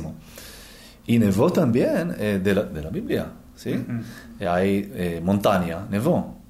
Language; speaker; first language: Spanish; non-native, learner; Hebrew